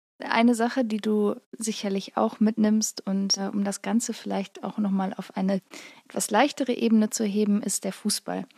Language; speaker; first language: German; native; German